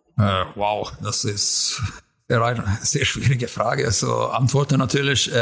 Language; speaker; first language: German; non-native, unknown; Swedish